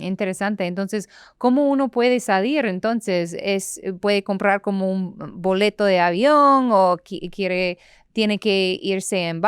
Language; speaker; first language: Spanish; non-native, fluent; English